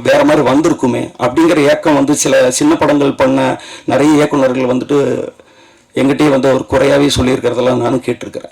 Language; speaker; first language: Tamil; native; Tamil